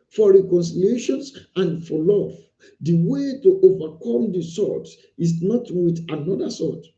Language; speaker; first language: English; non-native, local second language; Yoruba